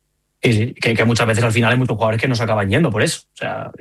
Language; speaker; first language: Spanish; native; Spanish